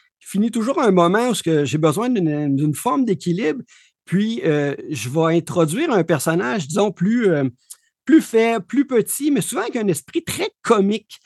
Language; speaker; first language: French; native; French